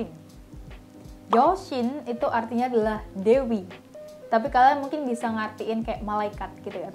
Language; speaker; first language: Indonesian; native; Indonesian